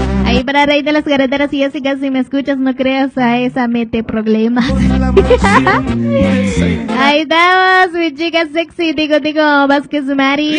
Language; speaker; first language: Spanish; native; Spanish